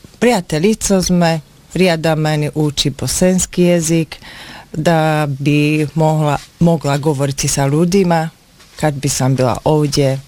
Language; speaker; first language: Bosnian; non-native, learner; Slovak